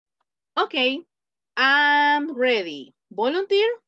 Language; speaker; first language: English; non-native, fluent; Spanish